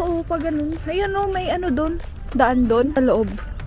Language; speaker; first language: Filipino; native; Filipino